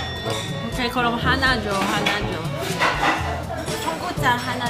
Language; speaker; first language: Korean; non-native, learner; Cantonese